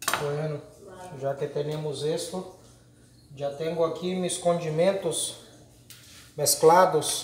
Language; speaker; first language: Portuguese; non-native, learner; Spanish